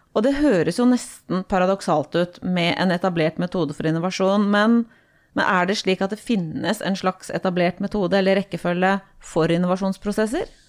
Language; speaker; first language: Norwegian; native; Norwegian